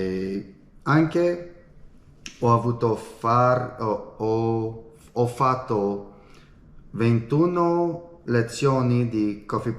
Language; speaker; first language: Italian; non-native, learner; English